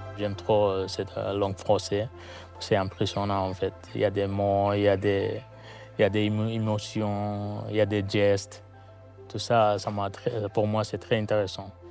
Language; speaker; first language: French; non-native, learner; Bangla